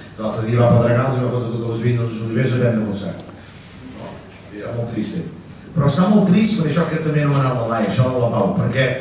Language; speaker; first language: Catalan; native; Catalan